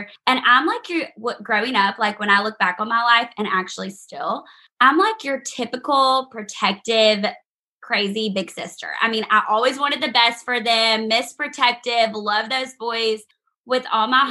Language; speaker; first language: English; native; English